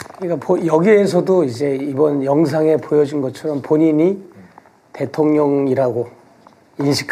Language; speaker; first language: Korean; native; Korean